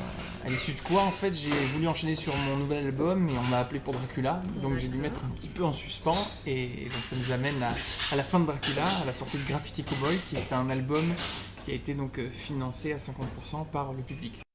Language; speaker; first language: French; native; French